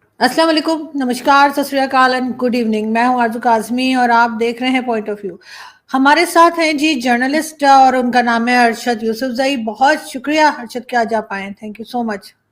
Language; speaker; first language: Urdu; native; Urdu